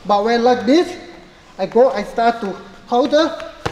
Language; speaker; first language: English; non-native, learner; Thai